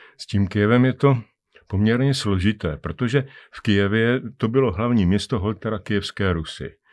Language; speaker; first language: Czech; native; Czech